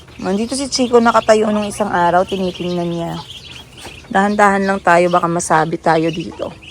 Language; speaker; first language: Filipino; non-native, local second language; Hiligaynon